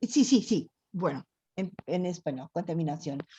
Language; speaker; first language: Spanish; non-native, learner; Portuguese